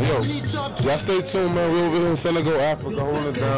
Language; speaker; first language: English; early bilingual, other home language; Spanish